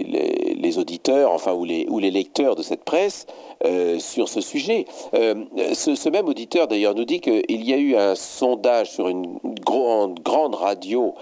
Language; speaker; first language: French; native; French